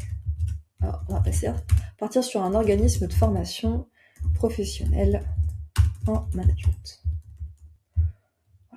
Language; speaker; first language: French; native; French